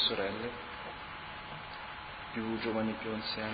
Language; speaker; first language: Italian; native; Italian